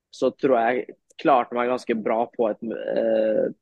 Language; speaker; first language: Norwegian; native; Norwegian